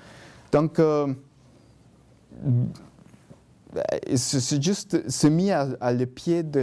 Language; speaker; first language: French; non-native, fluent; Spanish